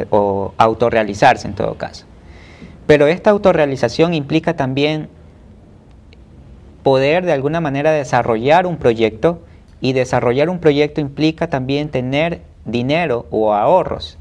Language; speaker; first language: Spanish; native; Spanish